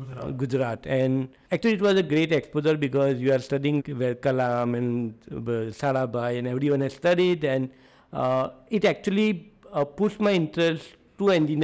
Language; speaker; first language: English; non-native, local second language; Gujarati